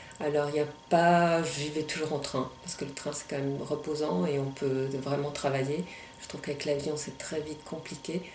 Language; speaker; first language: French; non-native, local second language; German